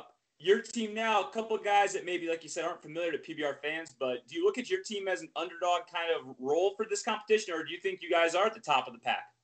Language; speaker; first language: English; native; English